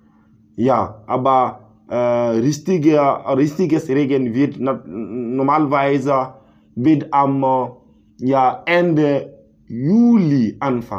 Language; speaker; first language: German; non-native, learner; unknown